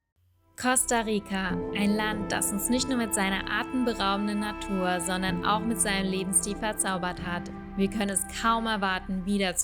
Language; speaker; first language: German; native; German